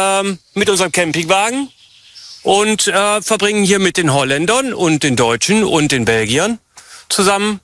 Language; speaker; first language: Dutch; non-native, learner; German